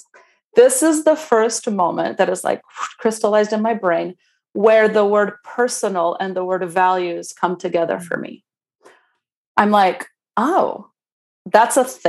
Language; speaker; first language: English; non-native, fluent; Romanian